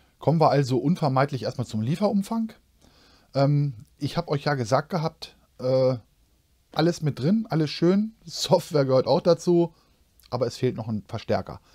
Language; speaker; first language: German; native; German